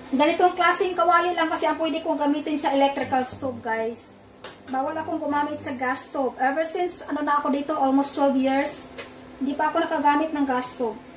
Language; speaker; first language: Filipino; non-native, local second language; Cebuano